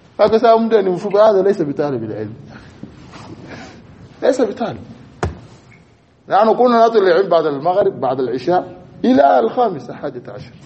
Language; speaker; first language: Arabic; non-native, fluent; Swahili